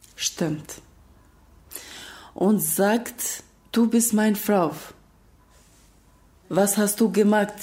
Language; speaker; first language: German; non-native, learner; Albanian